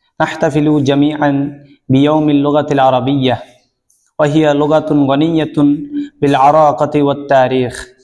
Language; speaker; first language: Arabic; non-native, learner; Bangla